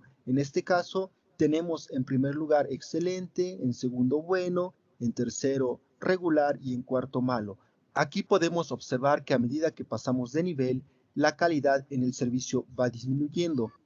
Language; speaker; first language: Spanish; native; Spanish